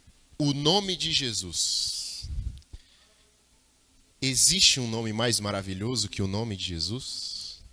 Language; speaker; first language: Portuguese; native; Portuguese